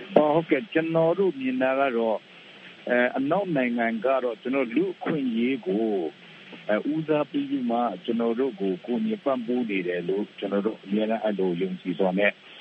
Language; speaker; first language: Burmese; non-native, local second language; Kachin